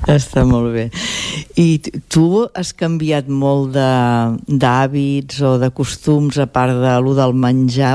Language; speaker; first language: Catalan; native; Catalan